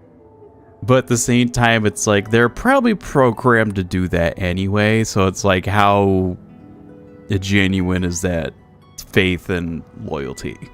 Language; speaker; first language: English; native; English